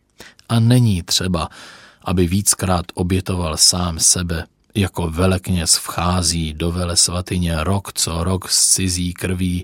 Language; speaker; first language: Czech; native; Czech